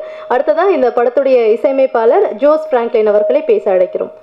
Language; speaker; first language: Tamil; native; Tamil